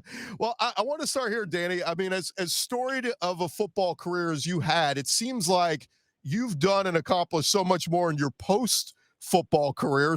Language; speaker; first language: English; native; English